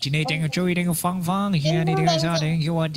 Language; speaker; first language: English; non-native, learner; Chinese